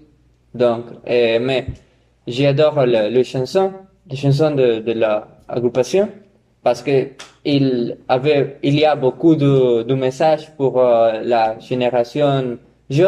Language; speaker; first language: French; non-native, learner; Spanish